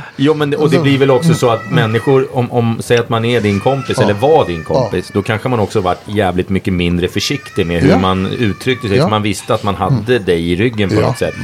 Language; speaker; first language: Swedish; native; Swedish